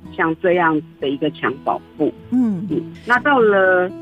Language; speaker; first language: Chinese; native; Chinese